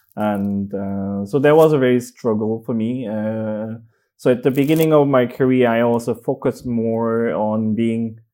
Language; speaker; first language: English; non-native, fluent; Korean